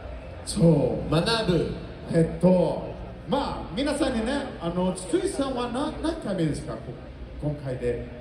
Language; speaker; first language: Japanese; non-native, fluent; Portuguese